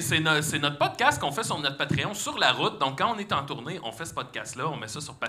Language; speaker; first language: French; native; French